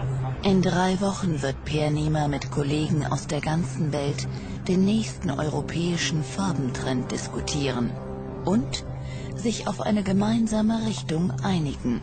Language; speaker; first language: German; native; German